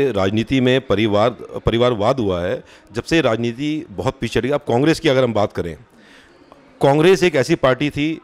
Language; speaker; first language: Hindi; native; Hindi